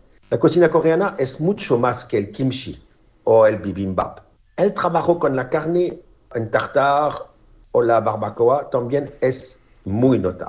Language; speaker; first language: Spanish; non-native, fluent; French